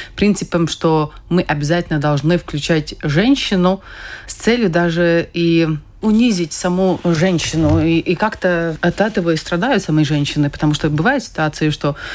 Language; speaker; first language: Russian; non-native, fluent; Latvian